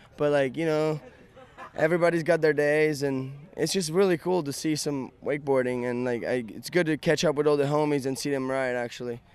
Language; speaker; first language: English; non-native, fluent; Japanese